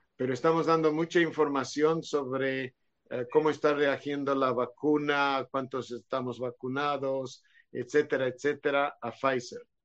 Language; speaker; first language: Spanish; non-native, fluent; Hebrew